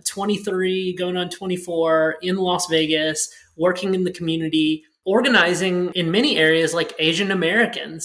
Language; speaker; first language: English; native; English